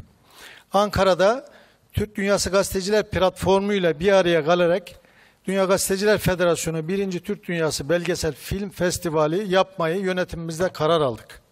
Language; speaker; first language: Turkish; native; Turkish